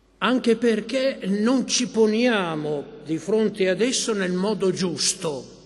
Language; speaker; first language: Italian; native; Italian